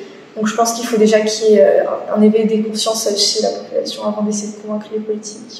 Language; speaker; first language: French; native; French